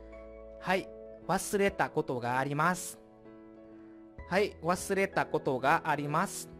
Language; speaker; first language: Japanese; non-native, fluent; Vietnamese